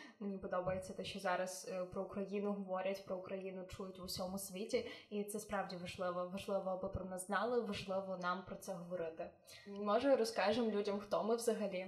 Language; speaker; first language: Ukrainian; native; Ukrainian